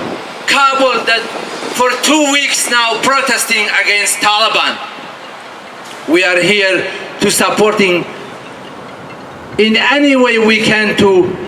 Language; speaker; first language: English; non-native, fluent; Persian